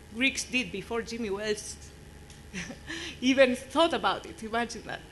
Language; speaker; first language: English; non-native, fluent; Greek